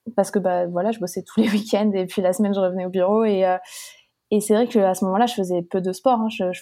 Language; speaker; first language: French; native; French